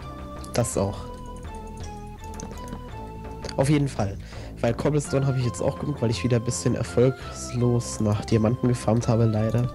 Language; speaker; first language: German; native; German